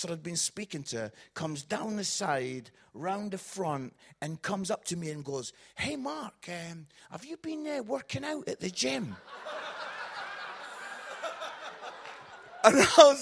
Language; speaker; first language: English; native; English